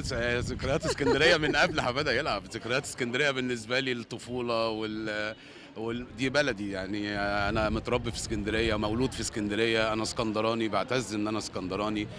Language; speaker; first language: Arabic; native; Arabic